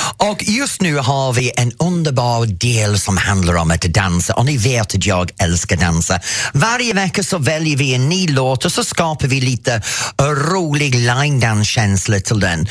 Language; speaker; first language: Swedish; non-native, fluent; English